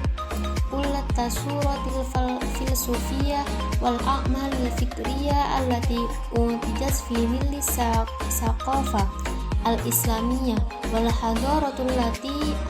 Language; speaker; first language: Arabic; non-native, learner; Indonesian